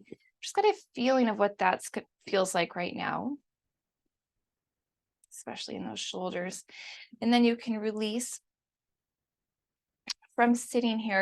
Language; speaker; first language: English; native; English